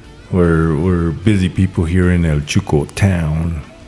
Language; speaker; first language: English; early bilingual, other home language; Spanish